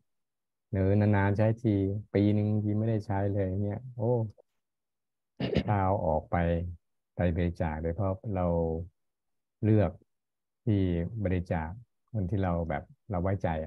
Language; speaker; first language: Thai; native; Thai